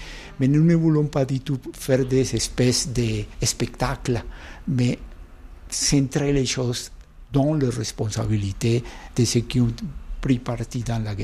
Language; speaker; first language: French; non-native, fluent; Spanish